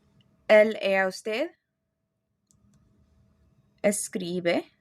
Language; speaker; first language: Spanish; non-native, fluent; English